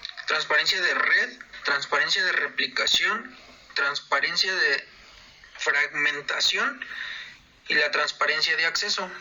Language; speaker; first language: Spanish; native; Spanish